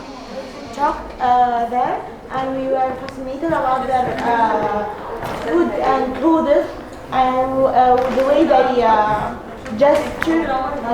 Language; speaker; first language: English; non-native, learner; Arabic